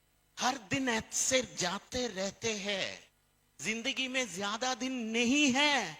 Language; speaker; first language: Hindi; non-native, fluent; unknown